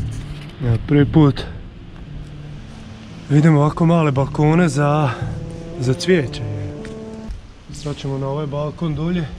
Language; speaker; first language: Croatian; native; Croatian